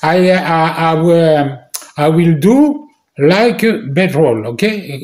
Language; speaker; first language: English; non-native, learner; French